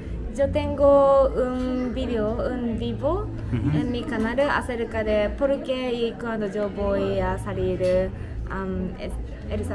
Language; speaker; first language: Spanish; non-native, learner; Japanese